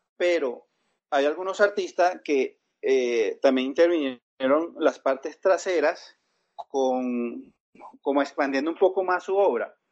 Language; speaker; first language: Spanish; native; Spanish